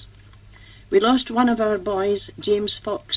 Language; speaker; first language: English; native; English